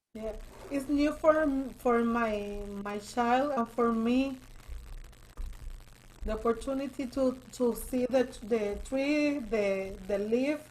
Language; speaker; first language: English; non-native, learner; Spanish